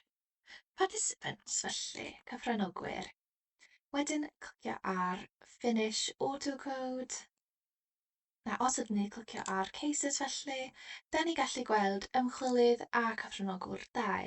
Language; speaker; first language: Welsh; non-native, local second language; English